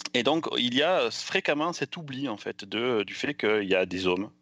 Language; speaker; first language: French; native; French